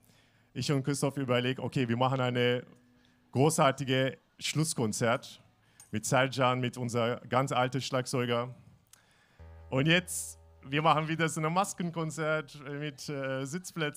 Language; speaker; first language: German; non-native, fluent; Turkish